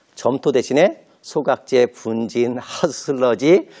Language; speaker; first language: Korean; native; Korean